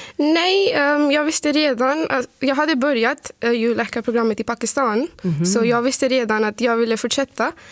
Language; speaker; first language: Swedish; non-native, fluent; Urdu